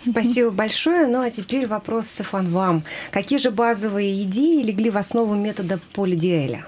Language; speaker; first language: Russian; native; Russian